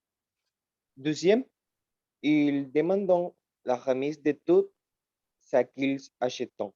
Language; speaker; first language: French; non-native, learner; Spanish